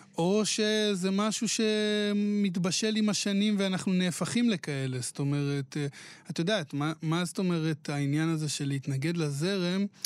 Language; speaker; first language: Hebrew; native; Hebrew